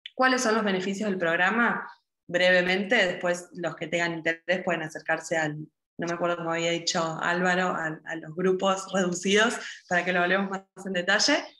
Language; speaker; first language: Spanish; native; Spanish